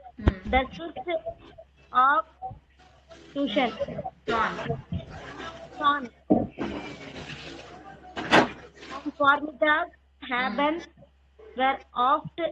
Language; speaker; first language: German; non-native, learner; Tamil